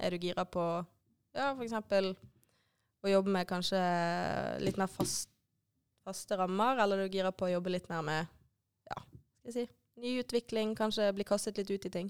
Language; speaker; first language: Norwegian; native; Norwegian